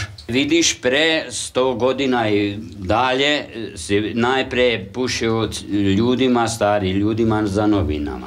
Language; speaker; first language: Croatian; non-native, local second language; Hungarian